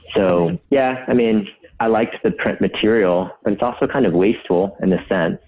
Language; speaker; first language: English; native; English